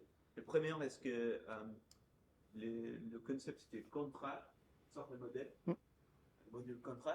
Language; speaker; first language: French; non-native, fluent; English